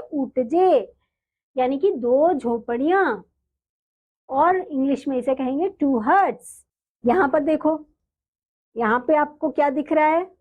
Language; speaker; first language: Hindi; native; Hindi